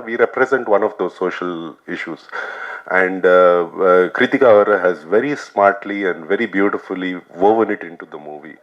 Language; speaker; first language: Tamil; non-native, local second language; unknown